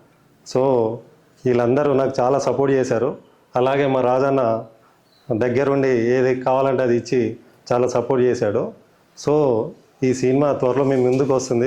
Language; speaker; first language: Telugu; native; Telugu